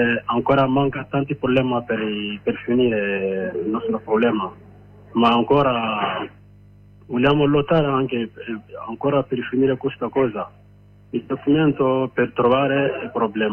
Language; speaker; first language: Italian; non-native, learner; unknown